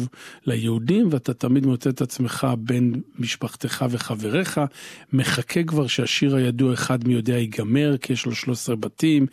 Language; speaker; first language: Hebrew; native; Hebrew